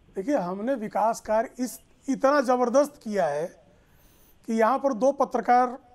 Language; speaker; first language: Hindi; native; Hindi